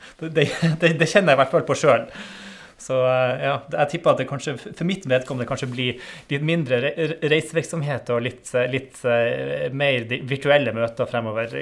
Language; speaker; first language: Norwegian; native; Norwegian